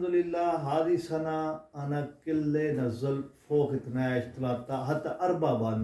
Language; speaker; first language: Arabic; non-native, learner; Urdu